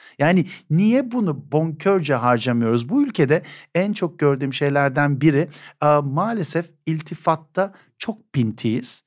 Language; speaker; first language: Turkish; native; Turkish